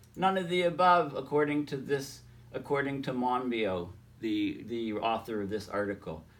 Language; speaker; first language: English; native; English